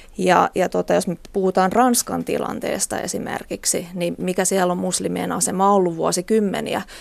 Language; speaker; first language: Finnish; native; Finnish